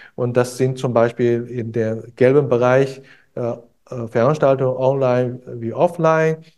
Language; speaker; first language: German; non-native, fluent; Chinese